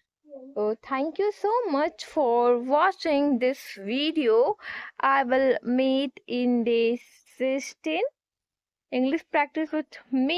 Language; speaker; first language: English; non-native, learner; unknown